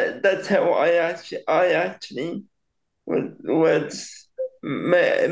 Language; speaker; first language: English; native; English